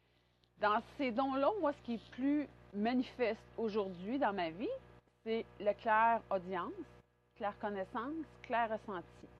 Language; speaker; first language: French; native; French